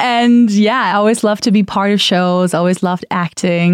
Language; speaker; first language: English; non-native, fluent; German